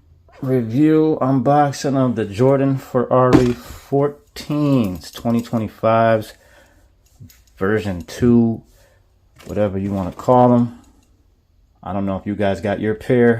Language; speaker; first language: English; native; English